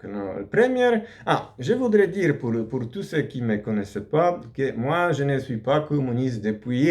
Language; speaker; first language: French; non-native, learner; Polish